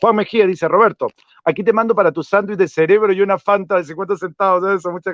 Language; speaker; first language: Spanish; native; Spanish